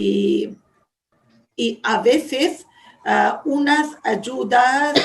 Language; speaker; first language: Spanish; non-native, fluent; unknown